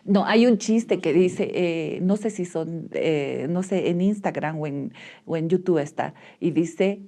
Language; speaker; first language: Spanish; native; Spanish